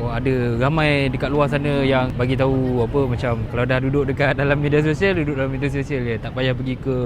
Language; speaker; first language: Malay; native; Malay